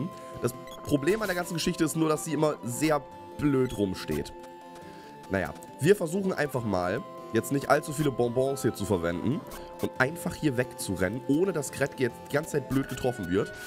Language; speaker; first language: German; native; German